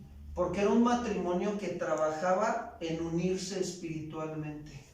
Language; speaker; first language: Spanish; native; Spanish